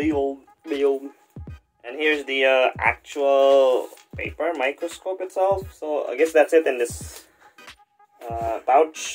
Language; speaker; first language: English; non-native, local second language; Filipino